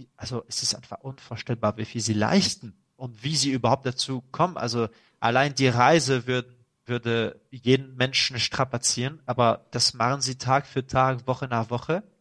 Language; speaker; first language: German; non-native, fluent; French